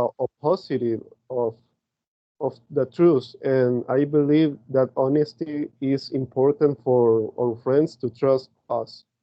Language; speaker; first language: English; non-native, learner; Spanish